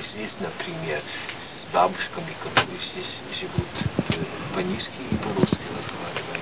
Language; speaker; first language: Russian; non-native, fluent; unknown